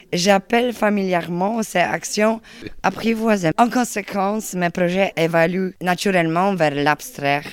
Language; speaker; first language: French; non-native, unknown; Polish